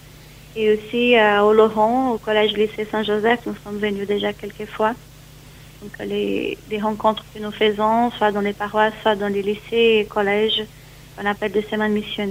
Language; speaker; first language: French; non-native, fluent; Portuguese